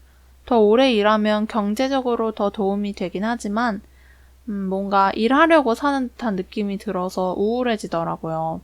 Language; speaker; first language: Korean; native; Korean